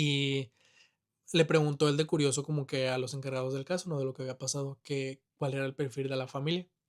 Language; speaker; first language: Spanish; native; Spanish